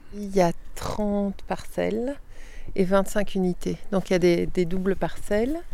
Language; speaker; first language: French; early bilingual, heritage; French